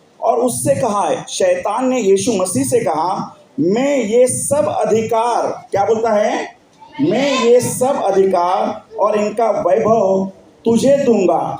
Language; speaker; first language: Hindi; non-native, local second language; Marathi